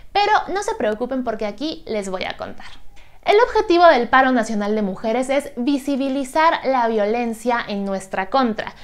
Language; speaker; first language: Spanish; native; Spanish